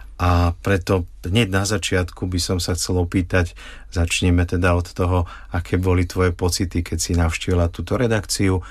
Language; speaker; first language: Slovak; native; Slovak